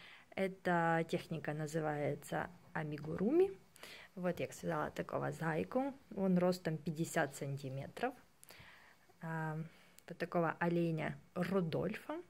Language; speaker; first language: Russian; native; Russian